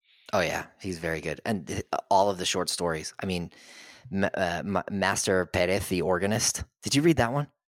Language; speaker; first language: English; native; English